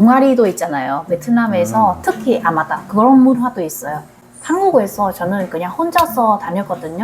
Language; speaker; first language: Korean; non-native, learner; Vietnamese